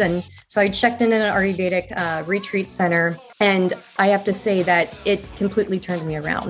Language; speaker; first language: English; native; English